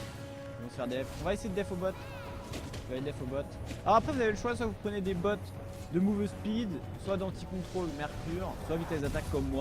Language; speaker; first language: French; native; French